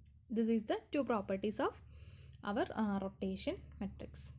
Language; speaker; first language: English; non-native, local second language; Malayalam